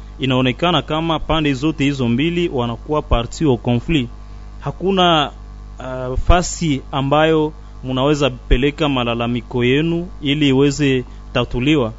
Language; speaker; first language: Swahili; native; Swahili